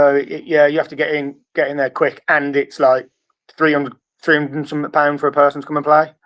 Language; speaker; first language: English; native; English